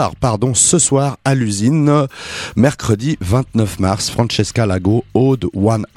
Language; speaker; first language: French; native; French